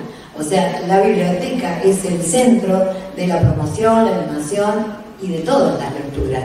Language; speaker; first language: Spanish; native; Spanish